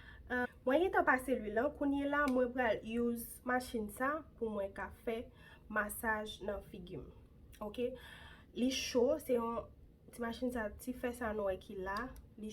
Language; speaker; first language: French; non-native, local second language; Haitian Creole